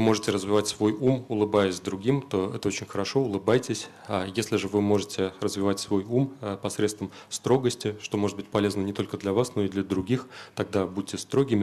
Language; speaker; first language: Russian; native; Russian